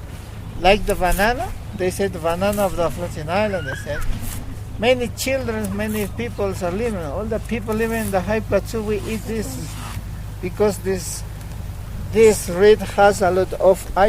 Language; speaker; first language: English; non-native, learner; Spanish